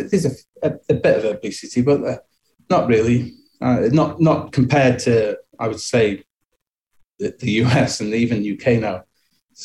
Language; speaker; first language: English; native; English